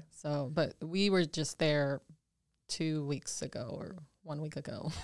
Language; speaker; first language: English; early bilingual, other home language; Spanish